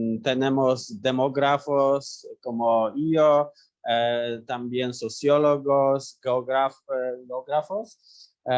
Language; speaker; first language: Spanish; non-native, learner; Polish